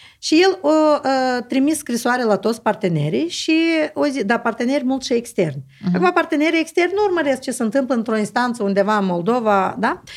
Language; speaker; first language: Romanian; native; Romanian